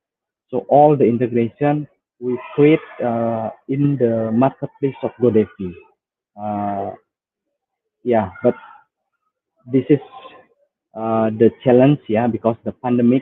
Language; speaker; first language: English; non-native, fluent; Indonesian